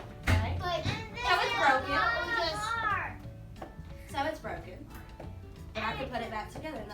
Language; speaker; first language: English; native; English